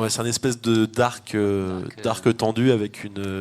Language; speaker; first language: French; native; French